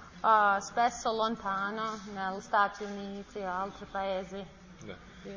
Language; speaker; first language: Italian; non-native, learner; Bosnian